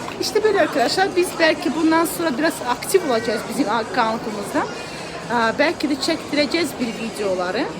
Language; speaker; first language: Turkish; non-native, learner; Azerbaijani